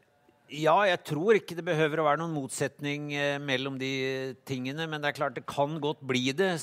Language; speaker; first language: Norwegian; native; Norwegian